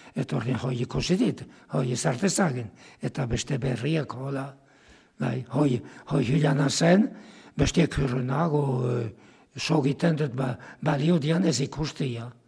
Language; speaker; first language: Basque; native; Basque